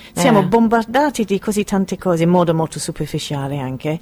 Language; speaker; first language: Italian; non-native, fluent; English